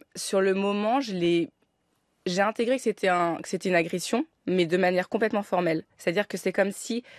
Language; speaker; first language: French; native; French